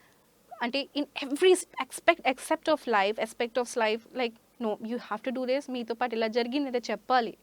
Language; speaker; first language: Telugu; non-native, learner; Hindi